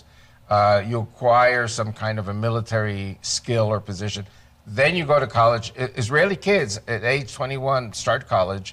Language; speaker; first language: English; native; English